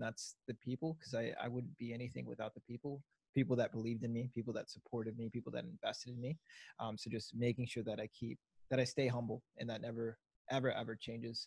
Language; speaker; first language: English; native; English